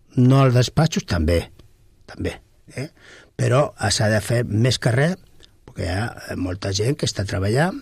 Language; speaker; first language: Catalan; non-native, local second language; Spanish